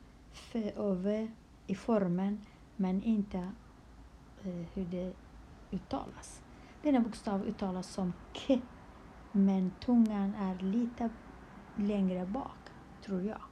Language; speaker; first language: Swedish; non-native, local second language; Kurdish